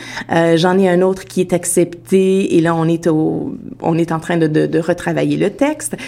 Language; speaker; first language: French; native; French